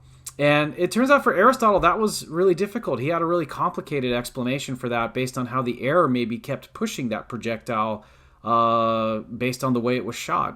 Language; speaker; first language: English; native; English